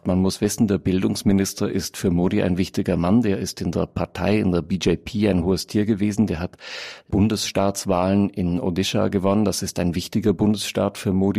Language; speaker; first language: German; native; German